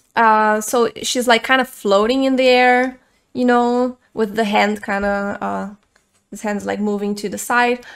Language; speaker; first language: English; non-native, fluent; Portuguese